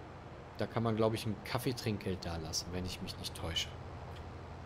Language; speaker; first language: German; native; German